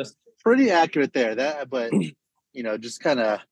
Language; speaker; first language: English; native; English